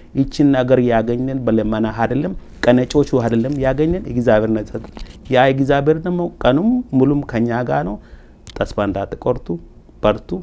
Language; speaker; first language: Amharic; non-native, local second language; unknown